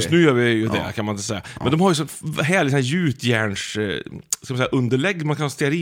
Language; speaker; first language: Swedish; native; Swedish